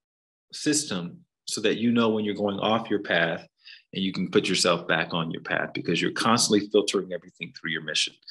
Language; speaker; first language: English; native; English